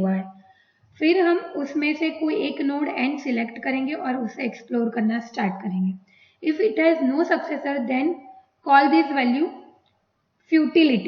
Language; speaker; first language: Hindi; non-native, local second language; Gujarati